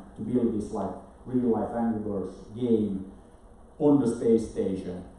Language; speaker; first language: English; non-native, fluent; Finnish